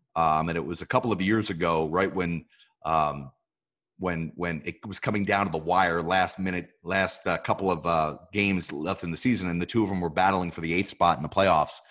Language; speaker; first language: English; native; English